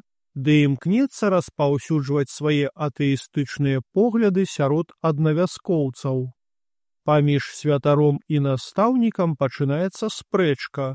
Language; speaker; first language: Belarusian; native; Belarusian